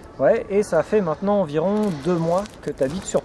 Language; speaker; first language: French; native; French